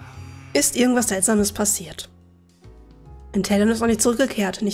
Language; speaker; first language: German; native; German